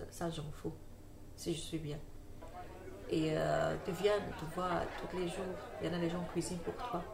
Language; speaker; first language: French; non-native, learner; Arabic